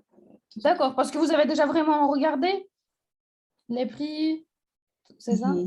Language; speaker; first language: French; non-native, fluent; Russian